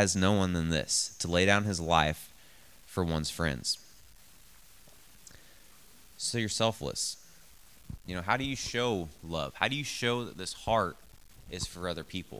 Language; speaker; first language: English; native; English